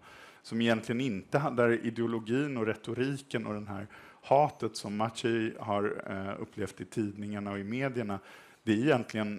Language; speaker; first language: Swedish; native; Swedish